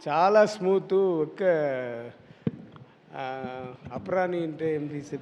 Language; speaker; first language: Telugu; non-native, learner; Tamil